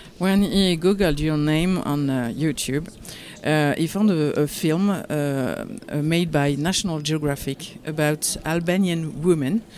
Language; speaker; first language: English; non-native, learner; French